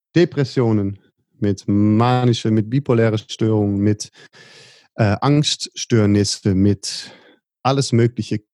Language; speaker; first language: German; non-native, fluent; Dutch